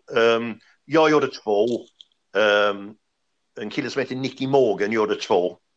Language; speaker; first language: Swedish; non-native, fluent; English